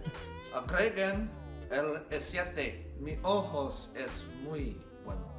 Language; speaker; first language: Spanish; non-native, learner; English